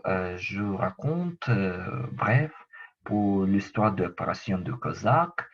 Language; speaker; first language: French; non-native, learner; Ukrainian